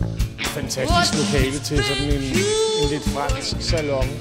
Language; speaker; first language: Danish; native; Danish